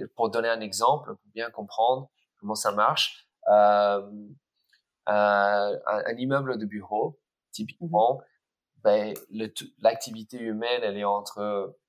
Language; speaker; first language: French; early bilingual, other home language; English